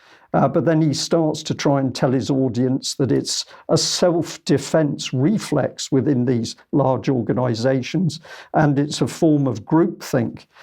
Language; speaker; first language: English; native; English